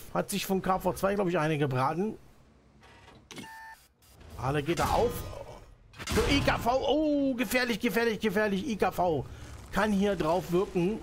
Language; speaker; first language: German; native; German